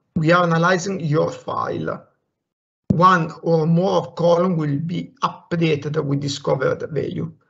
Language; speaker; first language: English; non-native, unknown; Italian